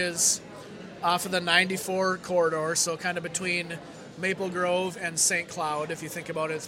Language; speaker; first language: English; native; English